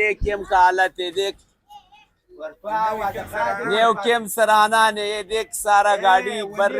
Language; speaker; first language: Hindi; non-native, local second language; Pashto